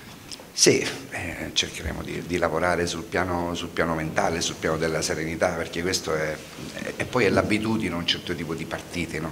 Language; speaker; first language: Italian; native; Italian